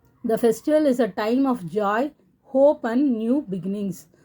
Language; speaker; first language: English; non-native, local second language; Tamil